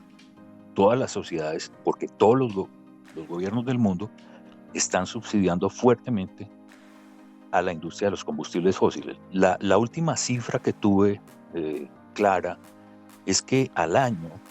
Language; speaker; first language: Spanish; native; Spanish